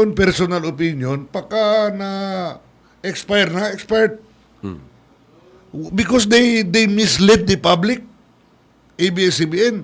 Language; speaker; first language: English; non-native, local second language; Chavacano